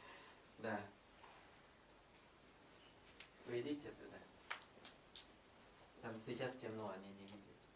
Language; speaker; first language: Russian; non-native, fluent; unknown